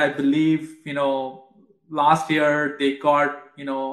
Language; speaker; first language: English; non-native, local second language; Hindi